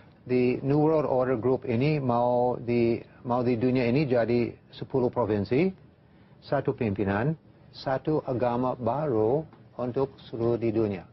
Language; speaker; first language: Indonesian; non-native, fluent; English